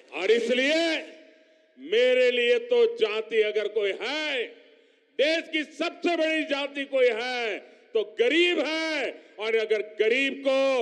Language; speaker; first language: Hindi; non-native, local second language; Gujarati